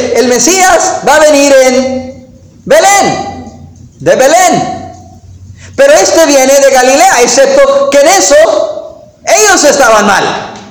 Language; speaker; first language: Spanish; non-native, fluent; English